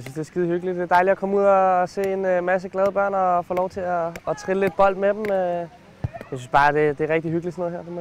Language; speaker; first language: Danish; native; Danish